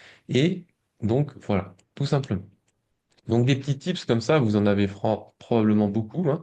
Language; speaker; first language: French; native; French